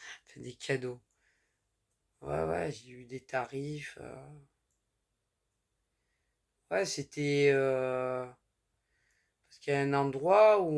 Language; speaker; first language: French; native; French